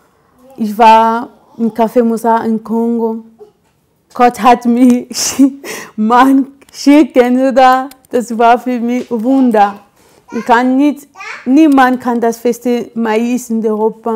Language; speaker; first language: German; non-native, learner; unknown